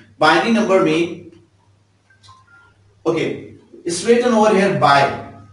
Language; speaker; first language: English; non-native, local second language; Urdu